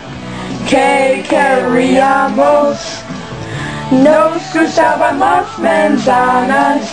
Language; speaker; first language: Spanish; non-native, learner; English